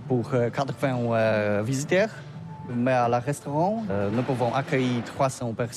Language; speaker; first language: French; non-native, learner; Polish